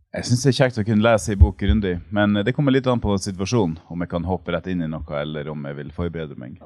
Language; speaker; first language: Norwegian; native; Norwegian